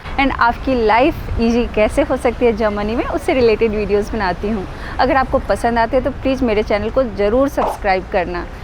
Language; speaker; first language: Hindi; native; Hindi